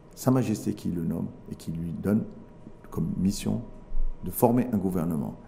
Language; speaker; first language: French; non-native, local second language; Arabic